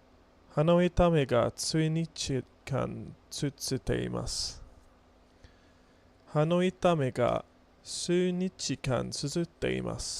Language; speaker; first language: Japanese; non-native, learner; English